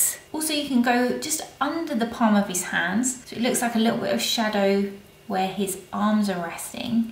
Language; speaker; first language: English; native; English